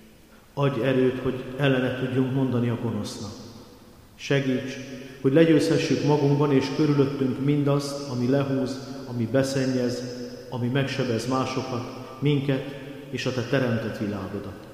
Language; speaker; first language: Hungarian; native; Hungarian